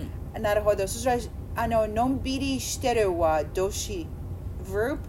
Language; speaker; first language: Japanese; non-native, learner; English